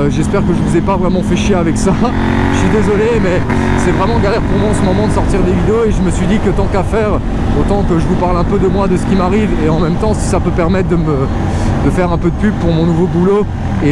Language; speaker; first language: French; native; French